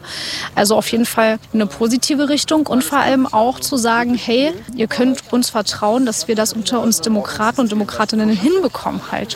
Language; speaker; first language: German; native; German